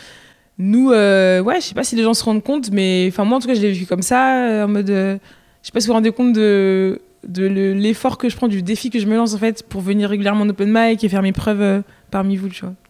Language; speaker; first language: French; native; French